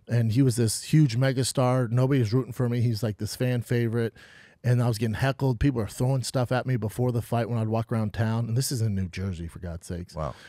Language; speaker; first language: English; native; English